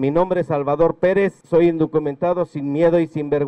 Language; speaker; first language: Spanish; native; Spanish